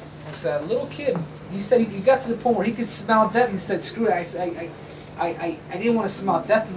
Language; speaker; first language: English; early bilingual, other home language; Spanish